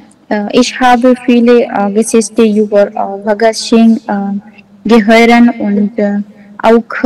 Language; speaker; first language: German; non-native, learner; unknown